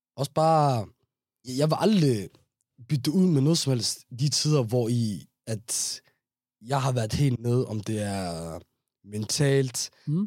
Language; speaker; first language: Danish; native; Danish